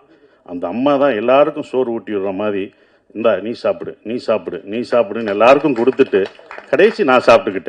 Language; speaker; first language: Tamil; native; Tamil